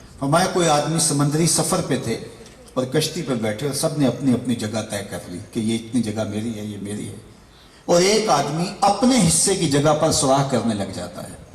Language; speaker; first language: Urdu; non-native, local second language; Punjabi